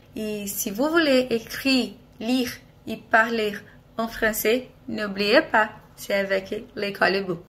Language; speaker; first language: French; non-native, fluent; Portuguese